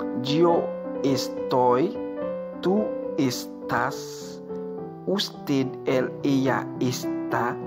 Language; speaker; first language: Spanish; non-native, learner; Haitian Creole